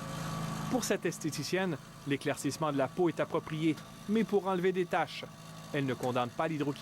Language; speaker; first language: French; native; French